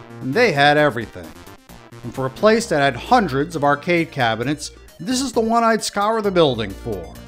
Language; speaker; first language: English; native; English